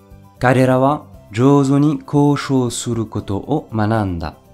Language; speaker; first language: Japanese; non-native, fluent; French